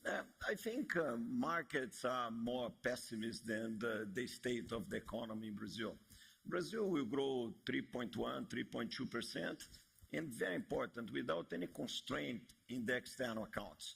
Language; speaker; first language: English; non-native, fluent; Portuguese